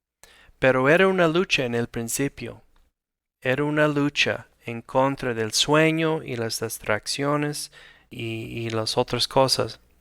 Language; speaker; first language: Spanish; non-native, fluent; English